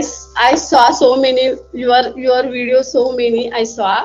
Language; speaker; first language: English; non-native, learner; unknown